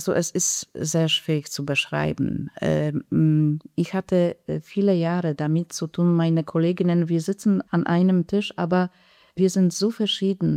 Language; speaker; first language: German; non-native, fluent; Polish